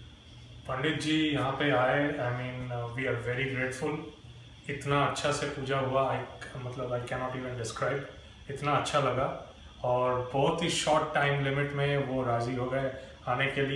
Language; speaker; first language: Hindi; native; Hindi